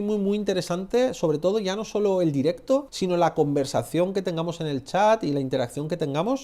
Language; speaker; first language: Spanish; native; Spanish